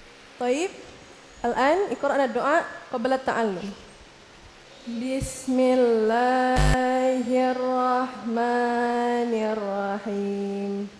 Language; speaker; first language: Arabic; non-native, learner; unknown